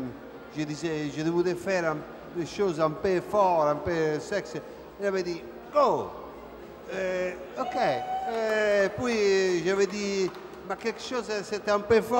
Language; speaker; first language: French; non-native, fluent; Italian